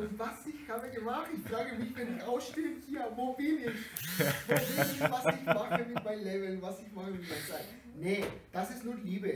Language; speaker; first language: German; non-native, learner; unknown